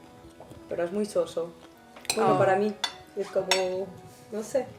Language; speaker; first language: Spanish; non-native, local second language; Catalan